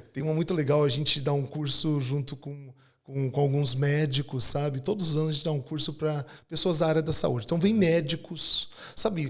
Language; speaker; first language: Portuguese; native; Portuguese